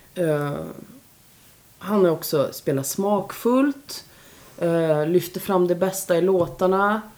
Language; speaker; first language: Swedish; native; Swedish